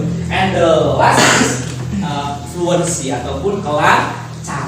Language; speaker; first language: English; non-native, learner; Indonesian